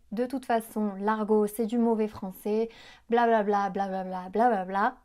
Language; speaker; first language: French; native; French